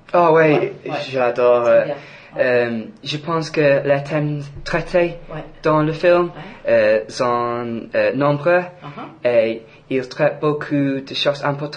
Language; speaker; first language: French; non-native, fluent; English